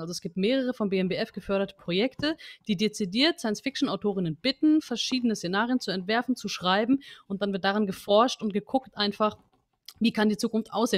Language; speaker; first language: German; native; German